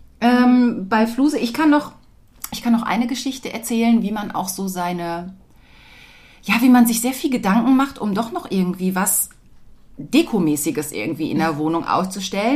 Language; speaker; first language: German; native; German